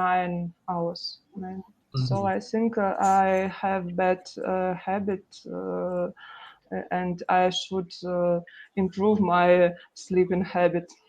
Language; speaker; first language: English; non-native, learner; Russian